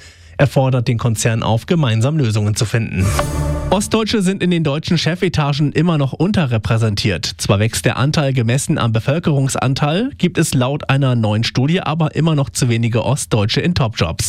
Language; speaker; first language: German; native; German